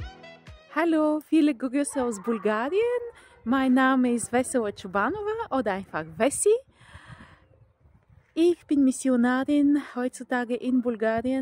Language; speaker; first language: German; non-native, fluent; Bulgarian